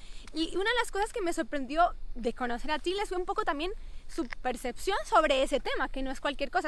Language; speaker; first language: Spanish; native; Spanish